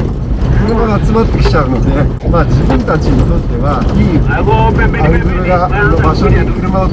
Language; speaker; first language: Japanese; native; Japanese